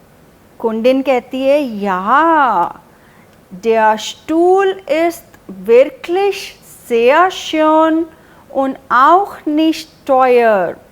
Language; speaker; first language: German; non-native, fluent; Hindi